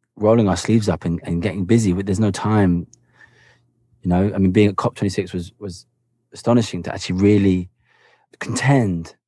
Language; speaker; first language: English; native; English